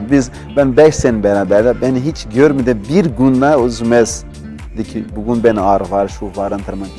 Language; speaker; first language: Turkish; non-native, learner; Portuguese